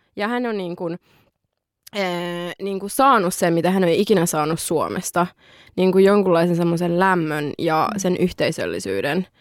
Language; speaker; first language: Finnish; early bilingual, other home language; Arabic